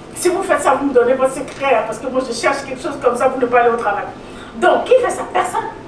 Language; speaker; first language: French; native; French